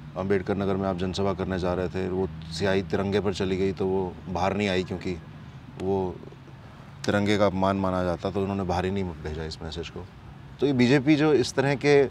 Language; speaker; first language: Hindi; native; Hindi